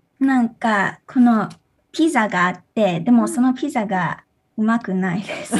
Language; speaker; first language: Japanese; early bilingual, heritage; English